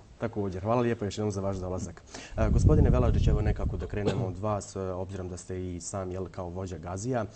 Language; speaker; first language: Croatian; native; Croatian